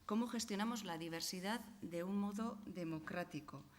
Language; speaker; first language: Spanish; non-native, local second language; Basque